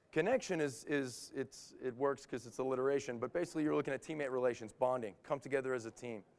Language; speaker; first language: English; native; English